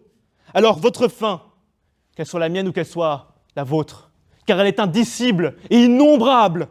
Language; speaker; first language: French; native; French